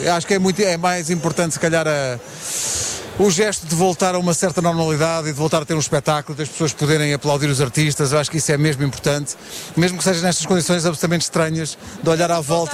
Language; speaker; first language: Portuguese; native; Portuguese